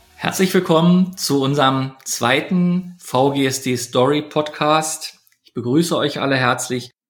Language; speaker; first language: German; native; German